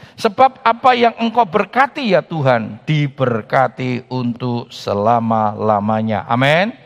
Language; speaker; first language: Indonesian; native; Indonesian